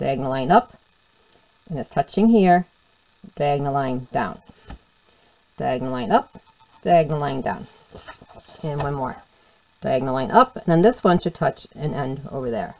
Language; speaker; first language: English; native; English